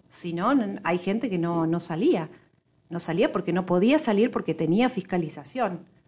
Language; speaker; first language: Spanish; native; Spanish